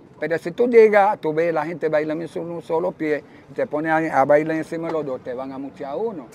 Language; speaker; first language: Spanish; early bilingual, other home language; Haitian Creole